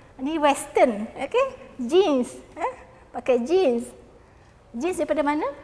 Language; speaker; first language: Malay; native; Malay